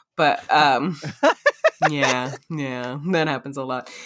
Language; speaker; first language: English; native; English